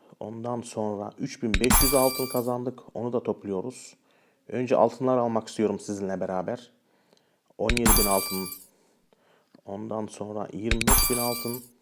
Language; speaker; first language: Turkish; early bilingual, heritage; Turkish